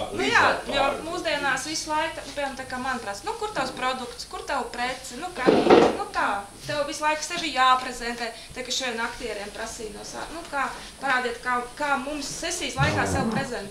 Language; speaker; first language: Latvian; native; Latvian